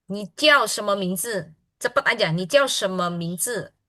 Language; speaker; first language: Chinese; non-native, fluent; Indonesian